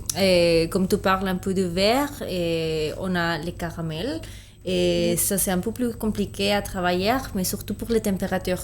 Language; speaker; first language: French; non-native, fluent; Spanish